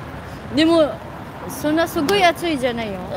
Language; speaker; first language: Japanese; non-native, learner; Filipino